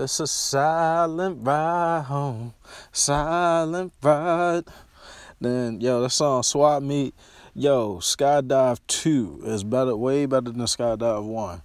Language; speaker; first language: English; native; English